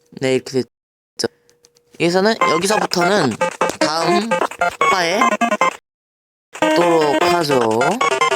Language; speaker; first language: Korean; native; Korean